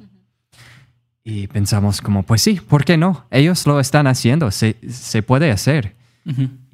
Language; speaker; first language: Spanish; non-native, fluent; English